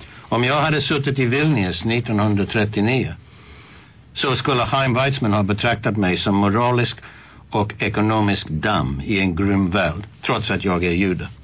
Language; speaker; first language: Swedish; non-native, fluent; English